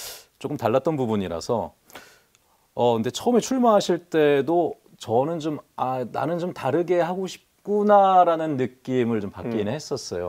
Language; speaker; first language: Korean; native; Korean